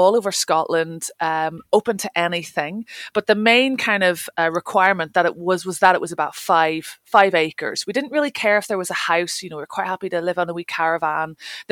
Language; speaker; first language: English; native; English